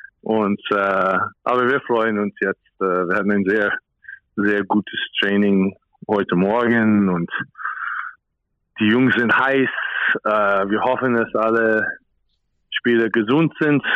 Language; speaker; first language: German; non-native, fluent; English